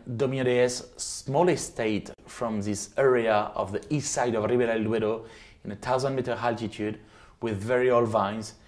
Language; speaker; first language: English; non-native, fluent; French